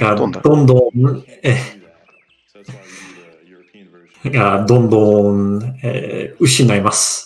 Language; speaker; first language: Japanese; non-native, learner; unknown